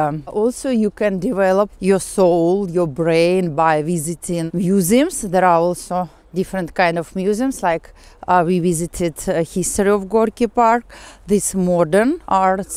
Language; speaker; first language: English; non-native, fluent; Russian